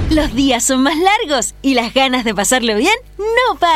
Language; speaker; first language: Spanish; native; Spanish